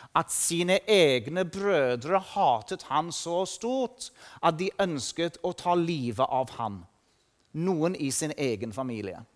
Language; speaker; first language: Norwegian; non-native, fluent; English